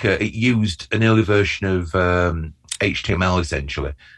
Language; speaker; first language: English; native; English